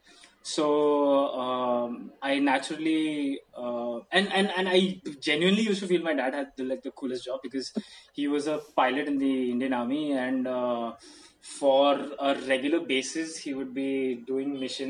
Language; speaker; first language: English; non-native, local second language; Hindi